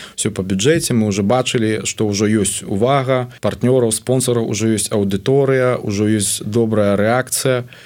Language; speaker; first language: Belarusian; non-native, local second language; Russian